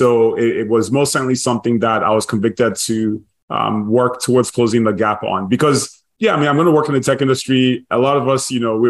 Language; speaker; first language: English; non-native, local second language; Igbo